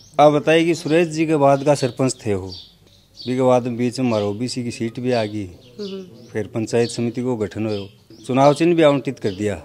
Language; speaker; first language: Hindi; native; Hindi